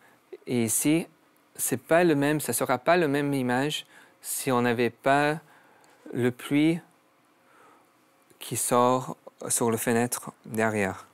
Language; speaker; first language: French; non-native, learner; English